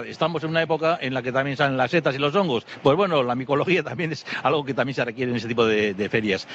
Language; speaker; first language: Spanish; native; Spanish